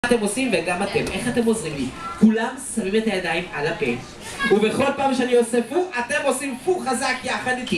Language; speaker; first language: Hebrew; native; Hebrew